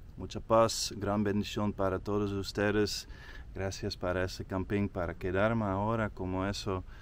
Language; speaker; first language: Spanish; non-native, learner; Dutch